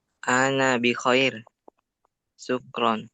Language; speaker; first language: Arabic; non-native, learner; Indonesian